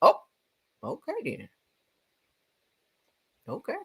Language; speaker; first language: English; native; English